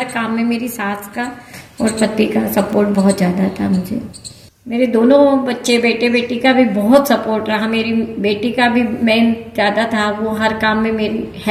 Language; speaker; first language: Hindi; native; Hindi